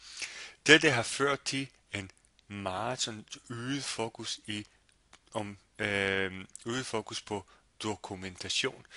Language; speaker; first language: Danish; non-native, fluent; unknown